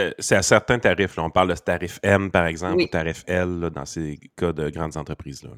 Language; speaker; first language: French; native; French